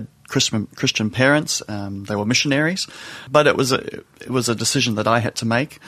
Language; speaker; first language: English; native; English